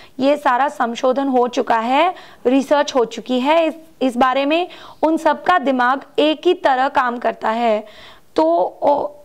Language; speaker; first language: Hindi; non-native, local second language; Marathi